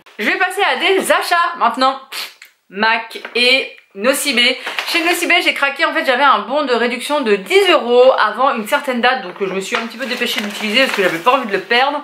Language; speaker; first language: French; native; French